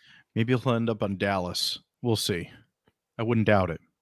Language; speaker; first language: English; native; English